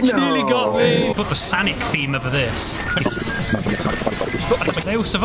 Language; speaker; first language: English; native; English